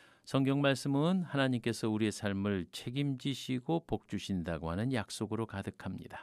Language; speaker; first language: Korean; native; Korean